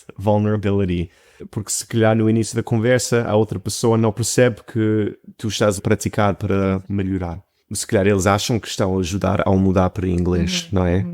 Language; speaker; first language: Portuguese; non-native, fluent; English